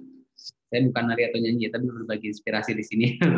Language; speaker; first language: Indonesian; native; Indonesian